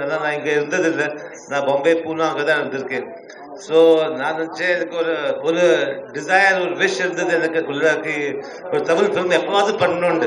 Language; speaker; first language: Tamil; early bilingual, heritage; Tamil